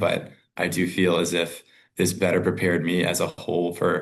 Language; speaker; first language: English; native; English